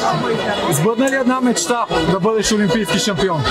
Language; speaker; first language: Bulgarian; native; Bulgarian